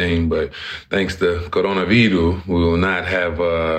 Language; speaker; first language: English; native; English